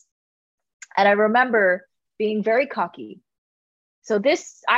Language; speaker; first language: English; native; English